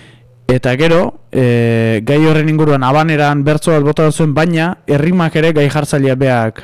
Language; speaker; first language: Basque; native; Basque